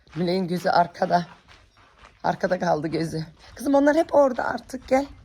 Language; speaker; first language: Turkish; early bilingual, heritage; Turkish